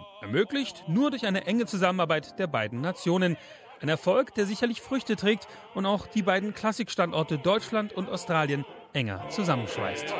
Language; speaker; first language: German; native; German